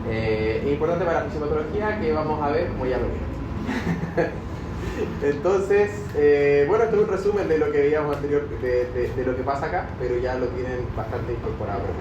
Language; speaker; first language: Spanish; native; Spanish